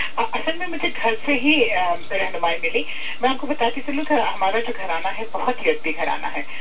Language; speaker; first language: Urdu; native; Urdu